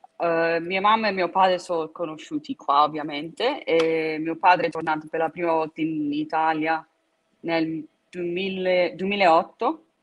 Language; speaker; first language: Italian; early bilingual, heritage; Italian